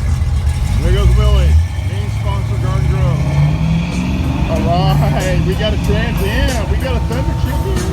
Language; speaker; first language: English; native; English